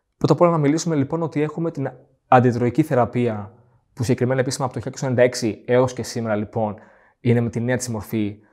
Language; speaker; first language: Greek; native; Greek